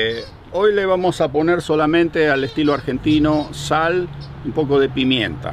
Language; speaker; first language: Spanish; native; Spanish